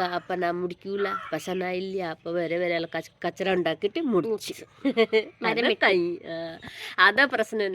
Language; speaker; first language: Malayalam; non-native, learner; Hindi